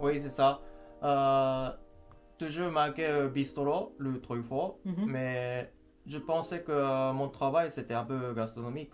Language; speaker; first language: French; non-native, learner; Japanese